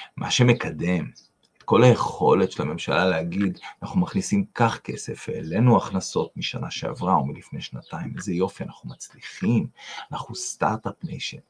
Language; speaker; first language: Hebrew; non-native, fluent; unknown